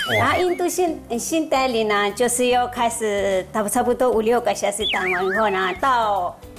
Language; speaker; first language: Chinese; non-native, fluent; Ladakhi